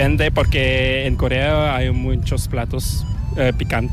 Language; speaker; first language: Spanish; non-native, fluent; Korean